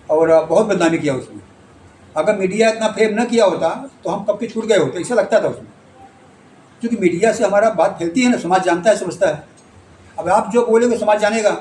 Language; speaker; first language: Hindi; native; Hindi